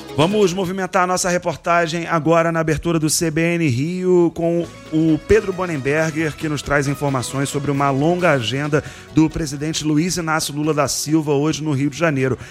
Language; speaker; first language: Portuguese; native; Portuguese